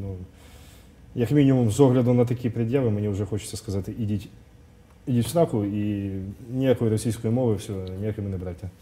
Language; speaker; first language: Ukrainian; non-native, local second language; Russian